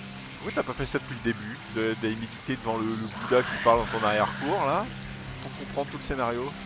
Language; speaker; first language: French; native; French